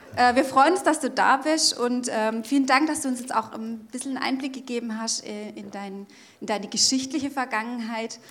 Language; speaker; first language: German; native; German